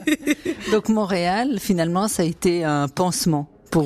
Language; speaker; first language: French; native; French